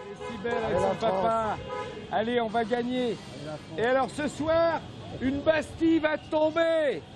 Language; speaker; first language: French; native; French